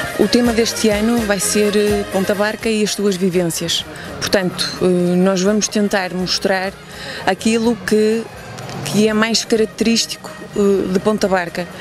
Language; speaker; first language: Portuguese; native; Portuguese